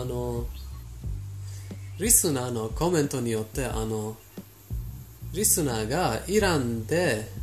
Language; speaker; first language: Japanese; non-native, fluent; Persian